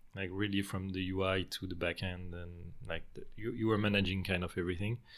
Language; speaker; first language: English; non-native, fluent; French